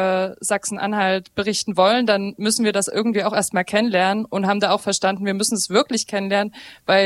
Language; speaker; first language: German; native; German